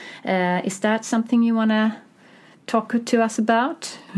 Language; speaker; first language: English; non-native, fluent; Swedish